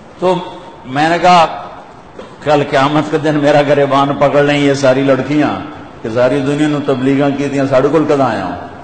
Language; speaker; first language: Urdu; non-native, local second language; Punjabi